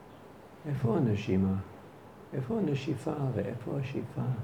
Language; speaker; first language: Hebrew; non-native, fluent; English